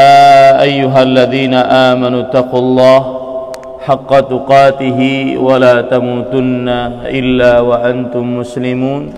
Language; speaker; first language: Arabic; non-native, fluent; Indonesian